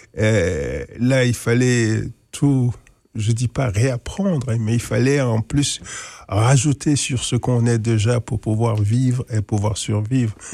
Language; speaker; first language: French; non-native, local second language; Wolof